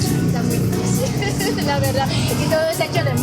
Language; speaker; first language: Spanish; non-native, learner; Chinese